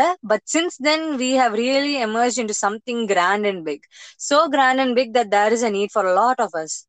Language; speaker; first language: English; non-native, local second language; Tamil